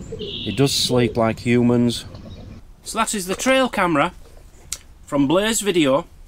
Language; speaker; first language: English; native; English